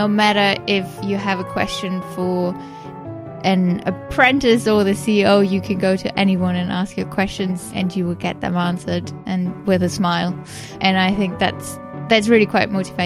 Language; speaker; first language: English; non-native, fluent; German